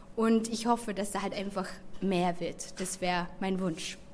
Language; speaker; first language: German; native; German